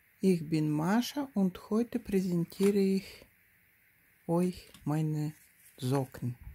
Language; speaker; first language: German; non-native, learner; Russian